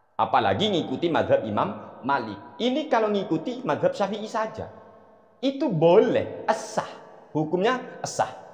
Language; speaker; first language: Indonesian; non-native, local second language; Madurese